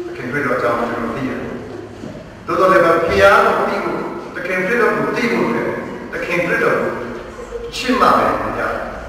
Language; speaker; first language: Burmese; non-native, local second language; Hakha Chin